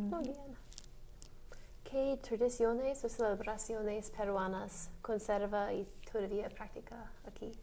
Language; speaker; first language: Spanish; non-native, learner; English